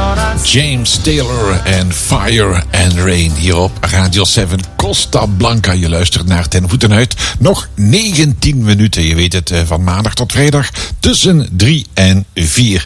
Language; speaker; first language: Dutch; native; Dutch